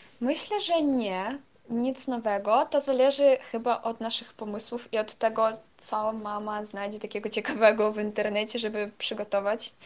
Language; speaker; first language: Polish; non-native, fluent; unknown